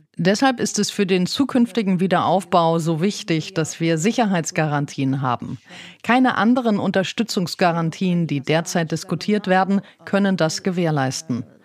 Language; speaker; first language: German; non-native, fluent; Ukrainian